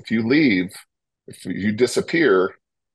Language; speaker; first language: English; native; English